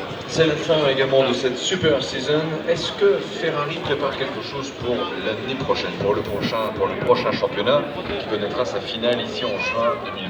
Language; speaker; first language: French; native; French